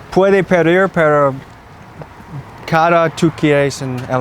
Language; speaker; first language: Spanish; non-native, learner; English